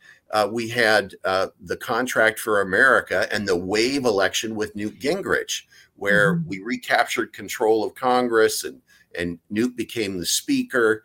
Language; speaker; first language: English; native; English